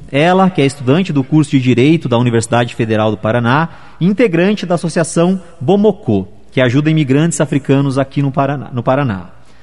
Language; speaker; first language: Portuguese; native; Portuguese